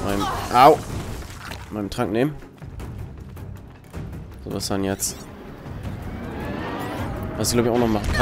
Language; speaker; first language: German; native; German